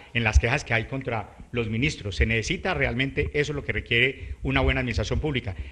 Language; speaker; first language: Spanish; native; Spanish